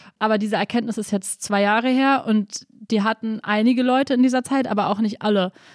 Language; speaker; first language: German; native; German